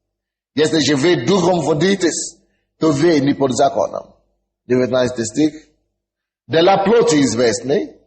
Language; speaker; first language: Russian; non-native, fluent; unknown